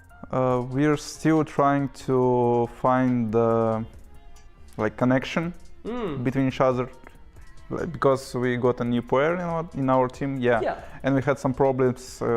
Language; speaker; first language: English; non-native, learner; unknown